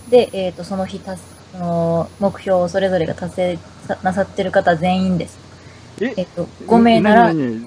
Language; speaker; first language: Japanese; native; Japanese